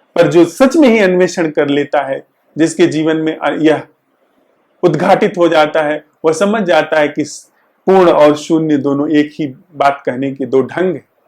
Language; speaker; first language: Hindi; native; Hindi